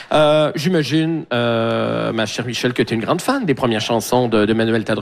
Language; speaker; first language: French; native; French